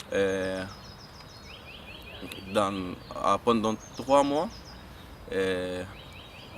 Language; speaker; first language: French; non-native, learner; Arabic